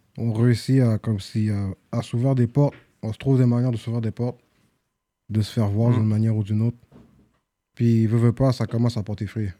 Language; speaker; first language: French; native; French